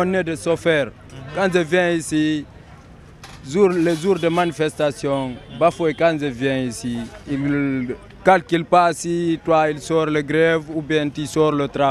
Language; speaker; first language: French; non-native, local second language; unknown